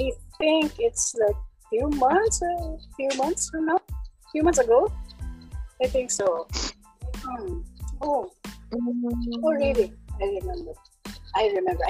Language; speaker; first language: English; non-native, local second language; Cebuano